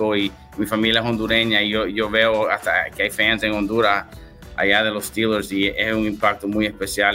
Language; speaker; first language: Spanish; early bilingual, heritage; English